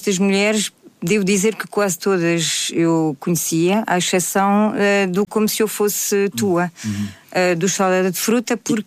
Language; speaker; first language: Portuguese; native; Portuguese